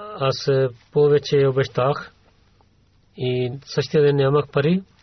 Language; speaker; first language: Bulgarian; non-native, learner; Urdu